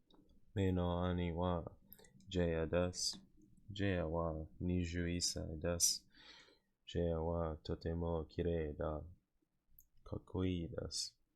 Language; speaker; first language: Japanese; non-native, learner; English